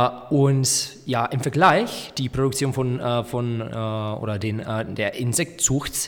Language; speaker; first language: German; non-native, learner; Czech